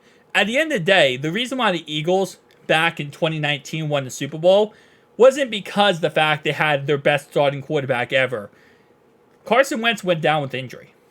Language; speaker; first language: English; native; English